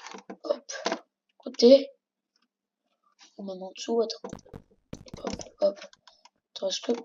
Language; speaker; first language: French; native; French